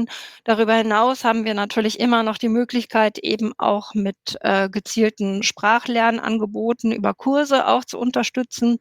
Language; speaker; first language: German; native; German